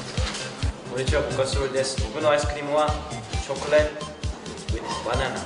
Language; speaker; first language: Japanese; non-native, fluent; Korean